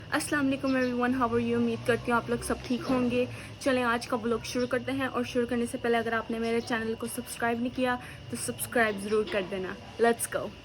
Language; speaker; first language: Hindi; native; Hindi